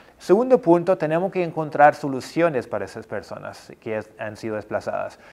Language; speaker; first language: Spanish; non-native, fluent; English